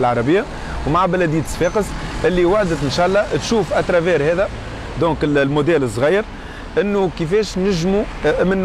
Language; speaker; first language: Arabic; native; Arabic